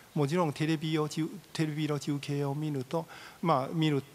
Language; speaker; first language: Japanese; non-native, fluent; Chinese